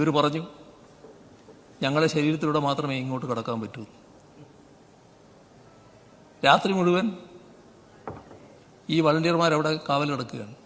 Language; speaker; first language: Malayalam; native; Malayalam